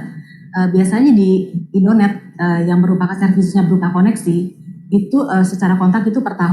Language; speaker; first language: Indonesian; native; Indonesian